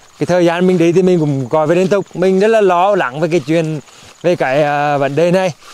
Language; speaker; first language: Vietnamese; native; Vietnamese